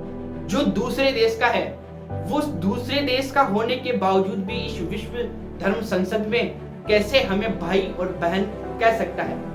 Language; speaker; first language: Hindi; native; Hindi